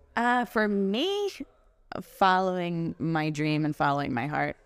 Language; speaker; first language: English; early bilingual, other home language; German